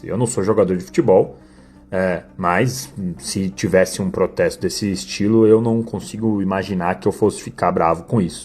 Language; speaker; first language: Portuguese; native; Portuguese